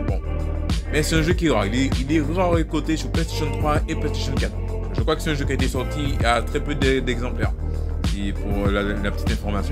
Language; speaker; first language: French; native; French